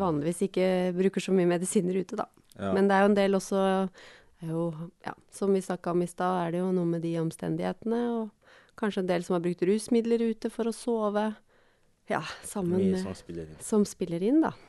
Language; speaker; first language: Norwegian; native; Norwegian